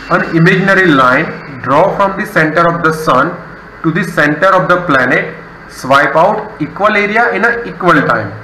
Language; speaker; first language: English; non-native, local second language; Gujarati